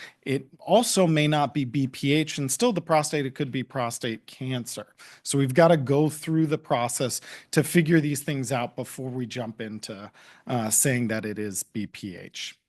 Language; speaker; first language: English; native; English